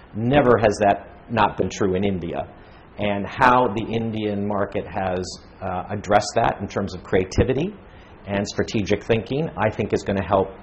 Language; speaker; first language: English; native; English